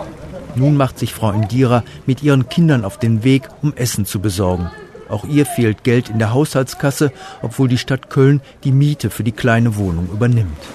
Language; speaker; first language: German; native; German